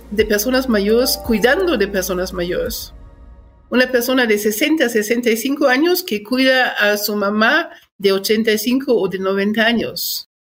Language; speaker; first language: Spanish; non-native, fluent; German